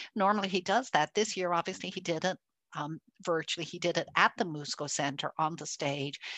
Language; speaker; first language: English; native; English